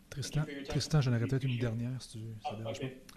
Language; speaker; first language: French; native; French